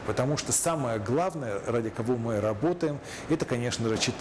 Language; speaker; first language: Russian; native; Russian